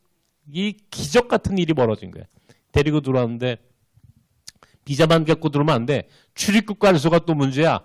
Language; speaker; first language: Korean; native; Korean